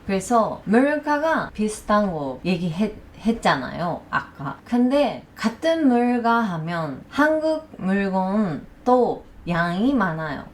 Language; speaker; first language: Korean; non-native, learner; Japanese